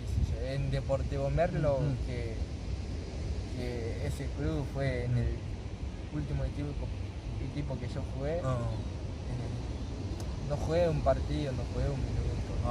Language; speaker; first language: Spanish; non-native, fluent; Japanese